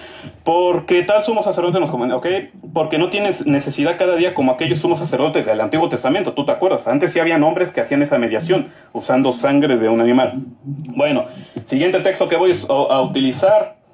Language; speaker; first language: Spanish; native; Spanish